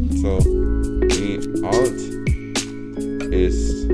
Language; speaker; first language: German; non-native, learner; English